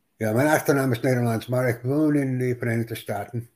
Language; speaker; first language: Dutch; non-native, learner; English